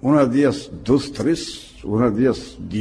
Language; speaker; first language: Spanish; non-native, learner; Romanian